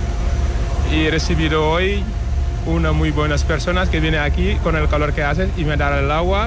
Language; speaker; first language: Spanish; non-native, learner; Wolof